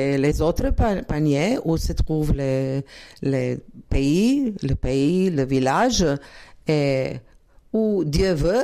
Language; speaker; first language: French; non-native, learner; Croatian